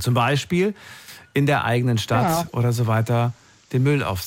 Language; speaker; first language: German; native; German